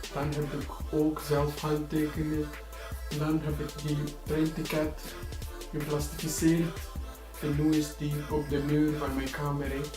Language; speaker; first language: Dutch; early bilingual, other home language; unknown